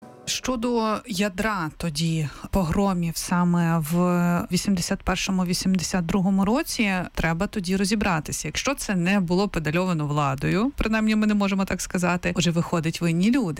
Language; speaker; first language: Ukrainian; native; Ukrainian